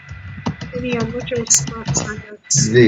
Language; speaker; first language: Spanish; non-native, learner; English